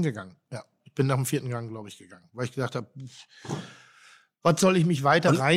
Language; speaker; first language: German; native; German